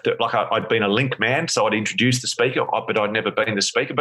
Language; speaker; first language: English; native; English